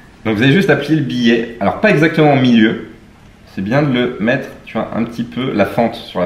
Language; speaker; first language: French; native; French